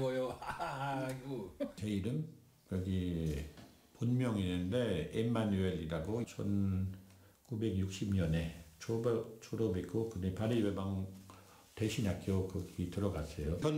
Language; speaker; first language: Korean; non-native, fluent; French